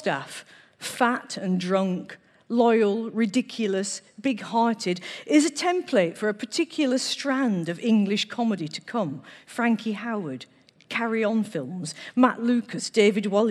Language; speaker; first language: English; native; English